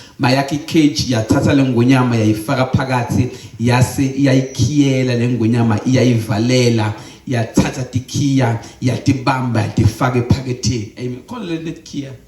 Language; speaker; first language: Zulu; non-native, local second language; Swati